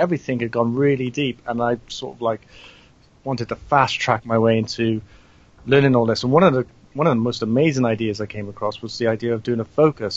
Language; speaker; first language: English; native; English